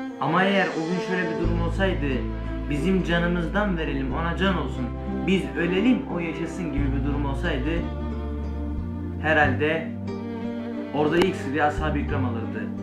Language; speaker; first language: Turkish; native; Turkish